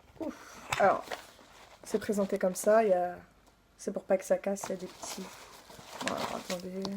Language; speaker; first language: French; native; French